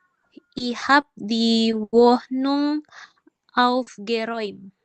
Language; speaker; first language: German; non-native, learner; Indonesian